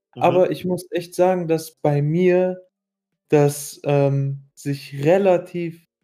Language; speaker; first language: German; early bilingual, other home language; Arabic